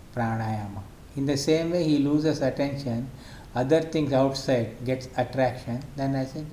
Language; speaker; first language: English; non-native, local second language; Kannada